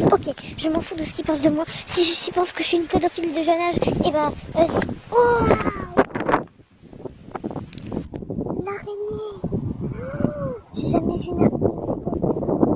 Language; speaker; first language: French; native; French